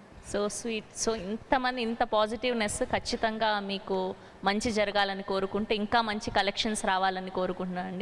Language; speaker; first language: Telugu; native; Telugu